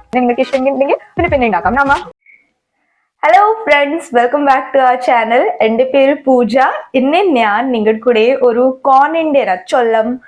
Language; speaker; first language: Malayalam; non-native, local second language; Hindi